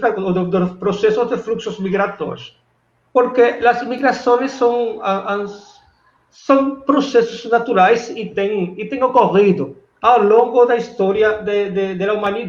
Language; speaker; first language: Portuguese; non-native, fluent; Spanish